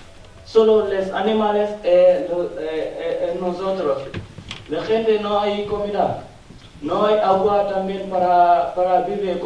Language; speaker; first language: Spanish; non-native, learner; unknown